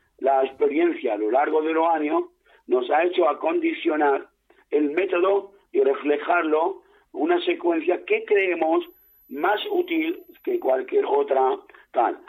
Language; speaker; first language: Spanish; non-native, fluent; Arabic